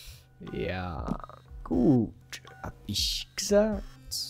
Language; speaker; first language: German; native; German